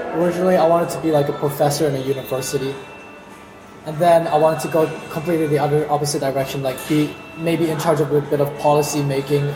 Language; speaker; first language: English; native; English